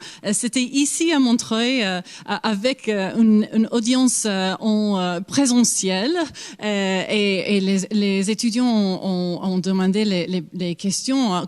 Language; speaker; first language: French; non-native, fluent; English